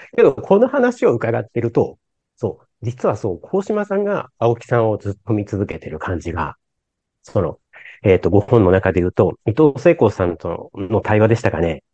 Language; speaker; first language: Japanese; native; Japanese